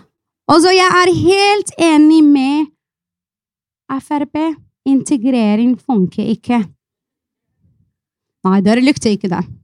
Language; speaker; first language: Norwegian; non-native, fluent; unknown